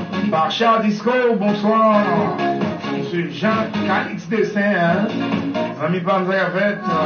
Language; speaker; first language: French; native; French